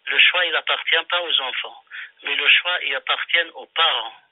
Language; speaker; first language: French; non-native, local second language; Arabic